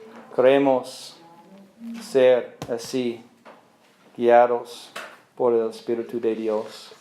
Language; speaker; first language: Spanish; non-native, learner; English